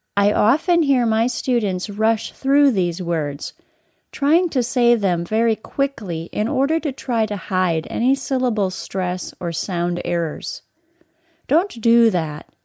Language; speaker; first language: English; native; English